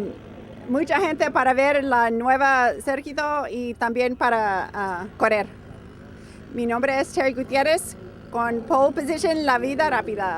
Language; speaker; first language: Spanish; non-native, learner; English